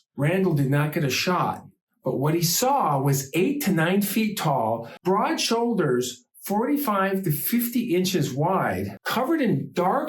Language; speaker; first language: English; native; English